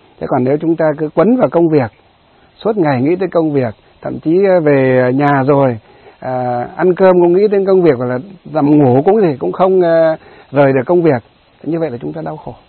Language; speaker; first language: Vietnamese; native; Vietnamese